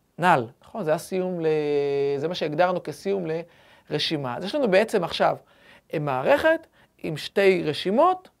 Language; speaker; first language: Hebrew; native; Hebrew